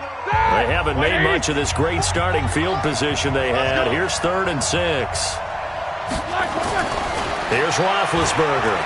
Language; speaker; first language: English; native; English